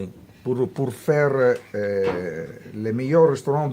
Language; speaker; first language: French; non-native, fluent; Italian